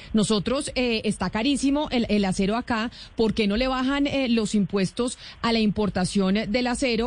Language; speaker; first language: Spanish; native; Spanish